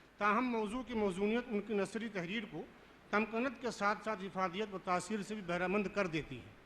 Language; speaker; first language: Urdu; native; Urdu